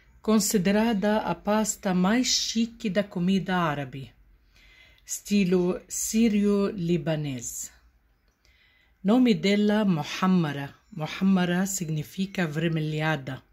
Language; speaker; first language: Portuguese; non-native, learner; Arabic